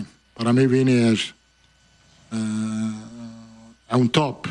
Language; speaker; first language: Portuguese; non-native, fluent; Italian